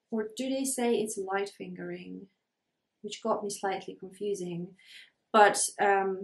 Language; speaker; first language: English; non-native, fluent; Polish